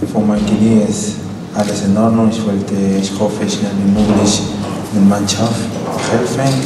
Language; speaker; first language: German; non-native, learner; Spanish